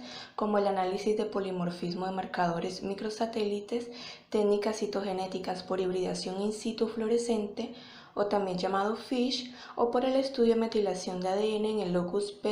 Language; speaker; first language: Spanish; native; Spanish